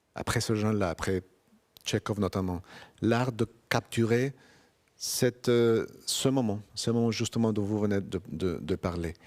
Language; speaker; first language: French; non-native, fluent; Spanish